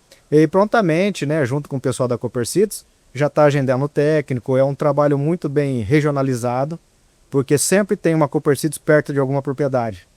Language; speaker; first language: Portuguese; native; Portuguese